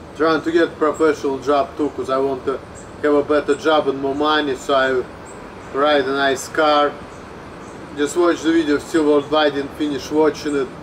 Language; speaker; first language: English; non-native, fluent; Russian